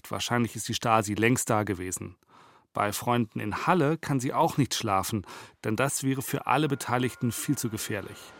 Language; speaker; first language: German; native; German